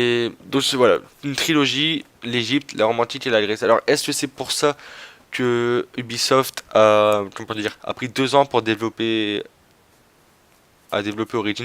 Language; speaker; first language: French; native; French